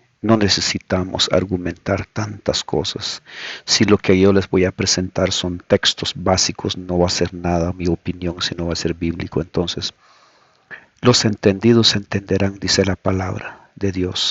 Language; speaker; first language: Spanish; native; Spanish